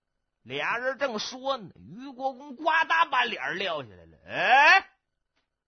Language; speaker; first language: Chinese; native; Chinese